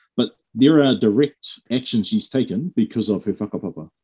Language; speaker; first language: English; native; English